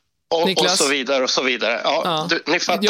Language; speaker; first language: Swedish; native; Swedish